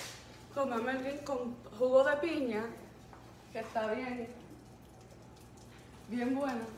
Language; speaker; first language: Spanish; early bilingual, heritage; Spanish